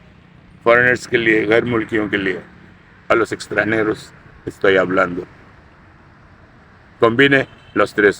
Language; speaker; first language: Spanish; non-native, fluent; Urdu